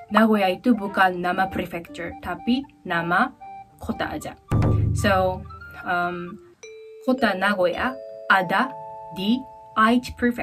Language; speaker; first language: Indonesian; non-native, fluent; Japanese